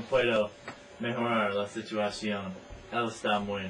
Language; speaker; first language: Spanish; non-native, learner; English